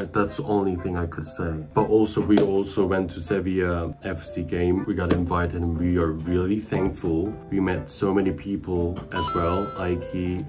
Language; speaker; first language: English; non-native, fluent; Korean